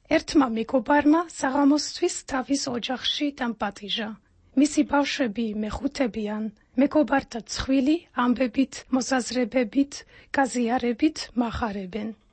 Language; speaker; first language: Georgian; non-native, fluent; Dutch